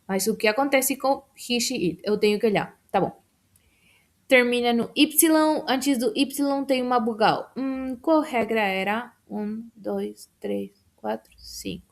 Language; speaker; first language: Portuguese; non-native, fluent; Spanish